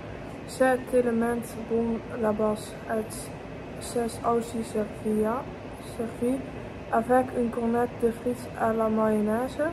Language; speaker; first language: French; non-native, learner; Dutch